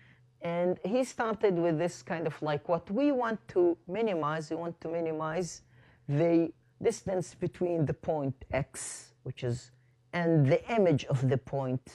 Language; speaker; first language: English; non-native, fluent; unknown